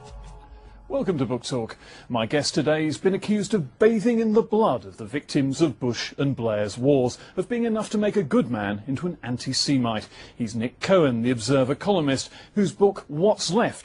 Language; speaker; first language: English; native; English